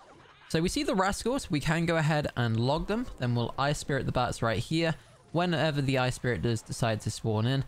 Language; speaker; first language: English; native; English